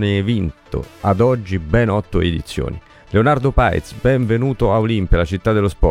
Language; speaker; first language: Italian; native; Italian